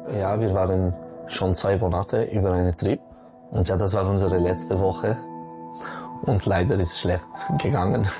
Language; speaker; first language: German; non-native, local second language; French